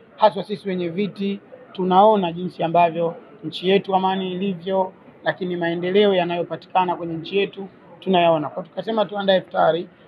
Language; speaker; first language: Swahili; native; Swahili